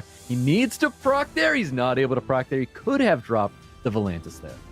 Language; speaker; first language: English; native; English